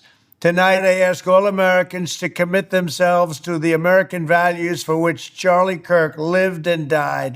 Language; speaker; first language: English; native; English